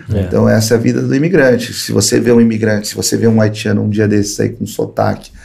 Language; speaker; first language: Portuguese; early bilingual, other home language; Spanish